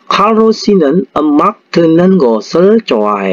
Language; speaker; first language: Korean; non-native, fluent; Indonesian